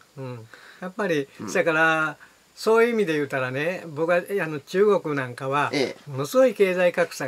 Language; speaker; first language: Japanese; native; Japanese